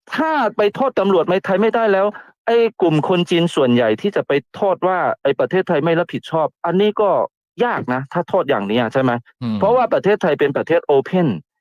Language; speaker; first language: Thai; non-native, fluent; Chinese